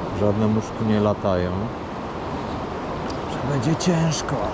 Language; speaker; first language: Polish; native; Polish